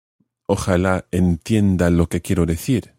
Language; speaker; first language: Spanish; non-native, fluent; English